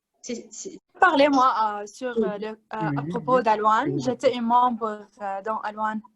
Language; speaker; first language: French; non-native, learner; Arabic